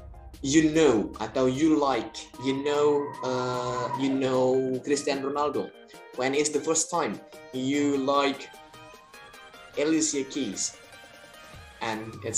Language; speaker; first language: English; non-native, learner; Indonesian